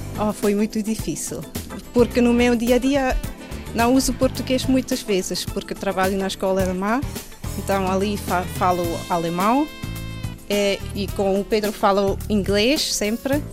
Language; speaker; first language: Portuguese; non-native, fluent; Swiss German